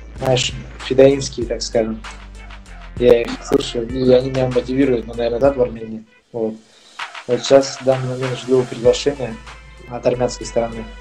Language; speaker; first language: Russian; early bilingual, other home language; Armenian